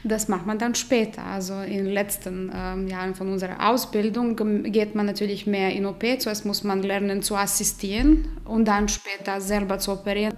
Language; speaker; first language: German; non-native, fluent; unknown